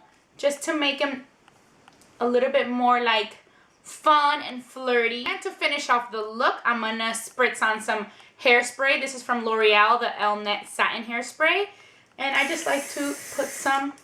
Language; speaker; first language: English; native; English